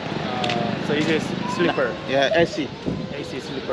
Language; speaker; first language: English; non-native, learner; Korean